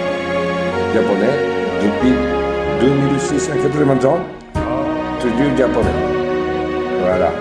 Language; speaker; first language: French; non-native, learner; Japanese